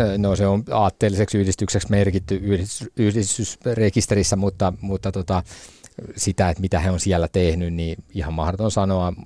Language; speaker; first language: Finnish; native; Finnish